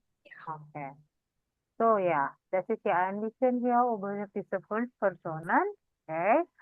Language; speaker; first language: German; non-native, fluent; Indonesian